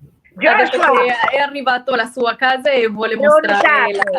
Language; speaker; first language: Italian; non-native, fluent; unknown